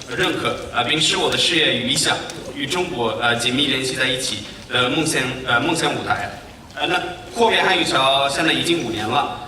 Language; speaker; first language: Chinese; non-native, fluent; English